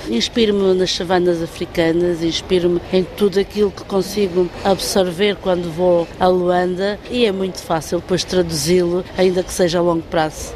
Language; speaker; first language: Portuguese; native; Portuguese